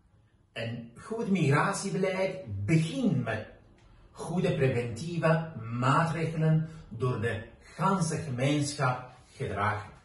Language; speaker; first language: Dutch; non-native, fluent; Kurdish